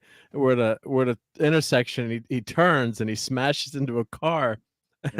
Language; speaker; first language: English; native; English